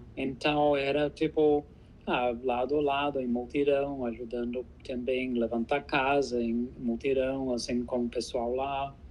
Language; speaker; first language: Portuguese; non-native, fluent; English